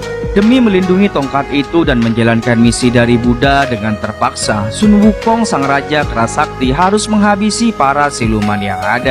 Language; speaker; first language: Indonesian; native; Indonesian